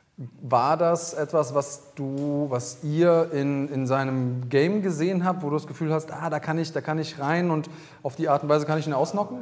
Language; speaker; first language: German; native; German